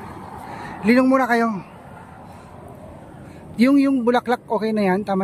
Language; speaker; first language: Filipino; native; Filipino